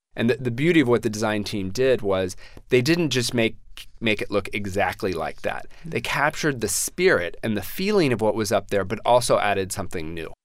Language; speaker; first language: English; native; English